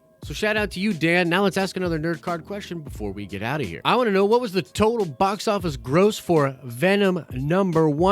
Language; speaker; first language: English; native; English